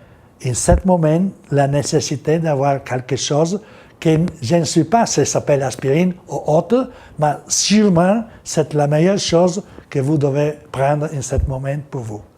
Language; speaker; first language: French; non-native, learner; Italian